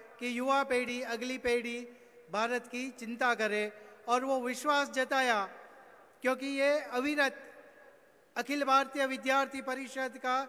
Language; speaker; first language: Hindi; non-native, local second language; Gujarati